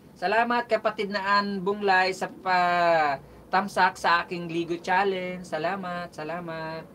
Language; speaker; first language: Filipino; non-native, local second language; Bikol